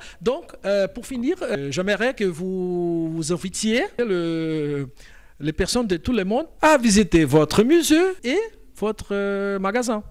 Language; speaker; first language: French; non-native, fluent; Portuguese